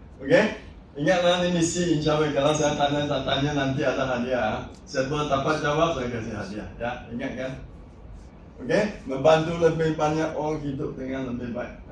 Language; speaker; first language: Malay; non-native, local second language; Chinese